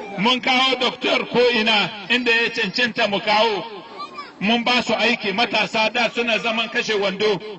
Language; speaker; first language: Hausa; non-native, local second language; Arabic